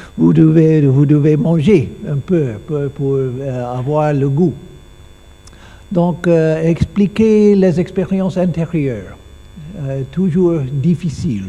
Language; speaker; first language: French; non-native, learner; English